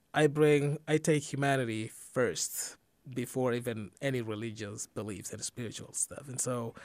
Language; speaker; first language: English; non-native, fluent; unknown